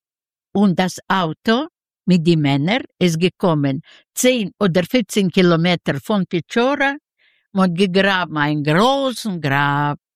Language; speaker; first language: German; non-native, learner; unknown